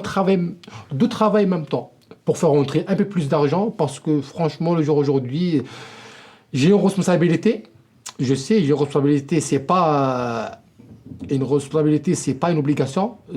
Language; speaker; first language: French; non-native, local second language; Arabic